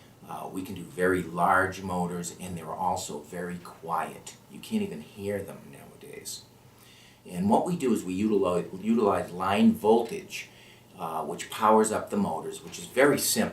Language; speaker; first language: English; native; English